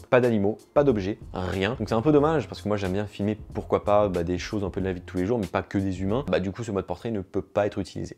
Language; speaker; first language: French; native; French